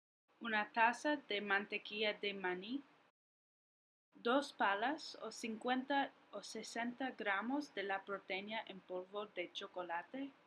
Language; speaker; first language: Spanish; non-native, learner; English